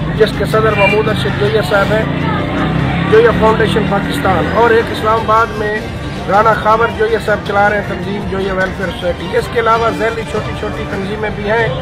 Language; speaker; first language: Urdu; non-native, local second language; Punjabi